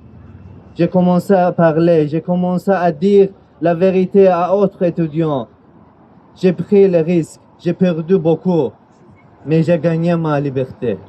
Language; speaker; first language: French; non-native, learner; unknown